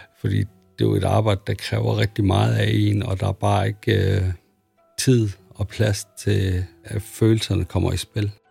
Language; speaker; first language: Danish; early bilingual, other home language; Arabic